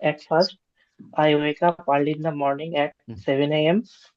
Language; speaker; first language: English; non-native, learner; Bangla